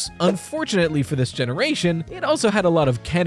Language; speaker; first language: English; native; English